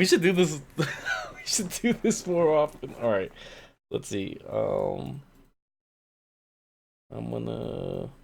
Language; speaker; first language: English; native; English